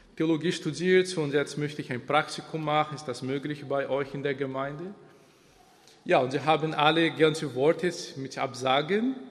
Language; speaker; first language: German; non-native, fluent; Portuguese